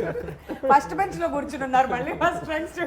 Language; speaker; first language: Telugu; native; Telugu